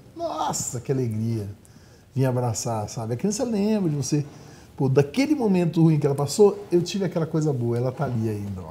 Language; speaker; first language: Portuguese; native; Portuguese